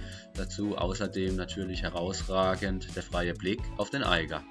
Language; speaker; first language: German; native; German